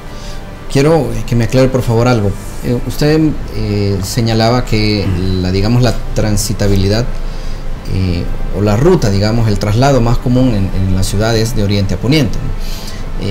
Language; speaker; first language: Spanish; native; Spanish